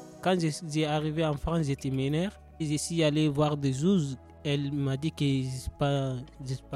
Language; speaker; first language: French; non-native, learner; Soninke